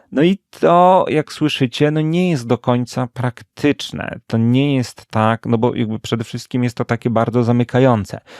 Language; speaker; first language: Polish; native; Polish